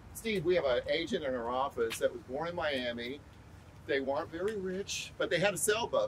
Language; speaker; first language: English; native; English